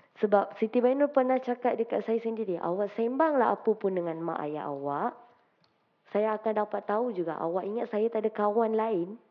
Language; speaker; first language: Malay; non-native, local second language; Tamil